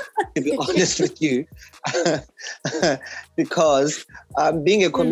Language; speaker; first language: English; non-native, local second language; Xhosa